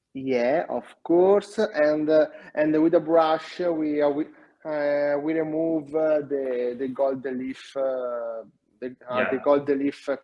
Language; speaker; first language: English; non-native, learner; Italian